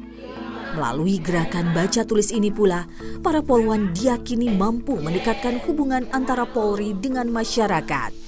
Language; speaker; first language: Indonesian; native; Indonesian